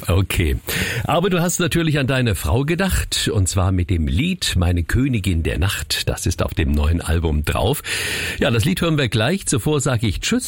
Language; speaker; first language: German; native; German